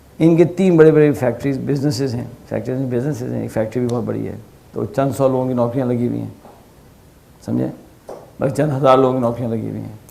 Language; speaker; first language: Urdu; native; Urdu